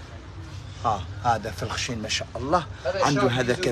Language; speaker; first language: Arabic; native; Arabic